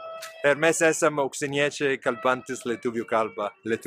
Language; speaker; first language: Lithuanian; non-native, learner; Italian